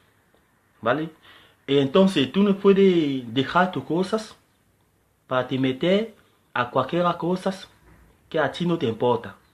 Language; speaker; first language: Spanish; non-native, learner; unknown